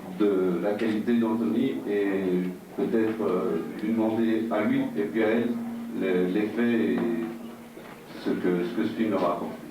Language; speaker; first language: French; native; French